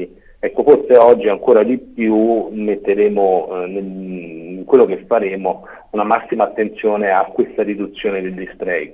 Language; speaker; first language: Italian; native; Italian